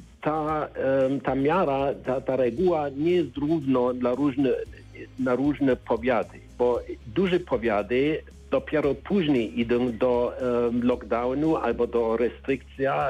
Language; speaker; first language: Polish; non-native, learner; German